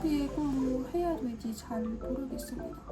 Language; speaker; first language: Korean; non-native, learner; French